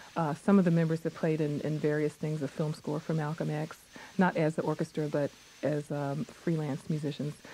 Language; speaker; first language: English; native; English